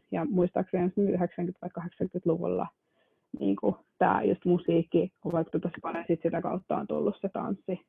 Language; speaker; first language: Finnish; early bilingual, other home language; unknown